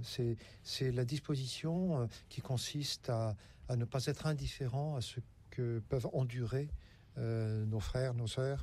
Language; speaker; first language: French; native; French